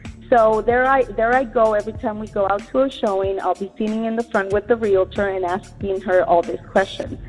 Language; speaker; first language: English; early bilingual, other home language; Spanish